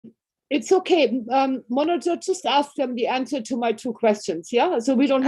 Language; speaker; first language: English; native; English